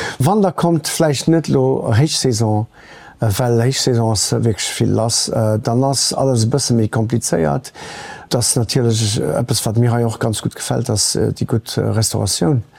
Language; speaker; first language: Luxembourgish; early bilingual, other home language; Portuguese